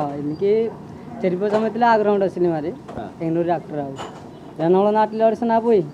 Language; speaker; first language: Malayalam; non-native, local second language; Odia